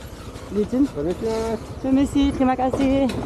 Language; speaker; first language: Indonesian; non-native, learner; English